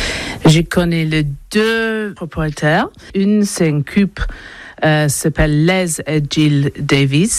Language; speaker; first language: French; non-native, learner; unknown